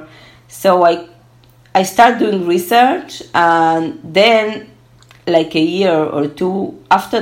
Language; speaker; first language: English; early bilingual, other home language; Spanish